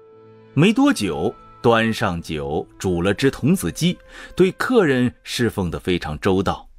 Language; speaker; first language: Chinese; native; Chinese